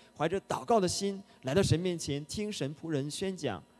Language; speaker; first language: Chinese; native; Chinese